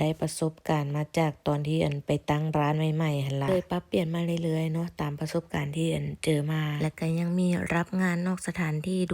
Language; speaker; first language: Thai; non-native, local second language; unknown